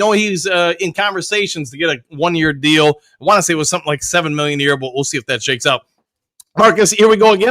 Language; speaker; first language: English; native; English